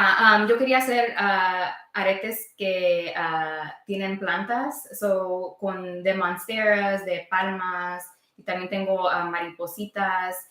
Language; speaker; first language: Spanish; early bilingual, heritage; Spanish